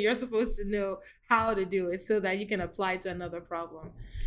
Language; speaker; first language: English; non-native, local second language; Igbo